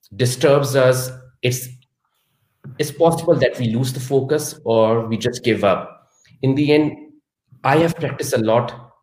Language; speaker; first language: English; non-native, local second language; Urdu